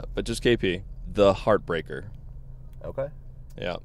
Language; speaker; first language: English; native; English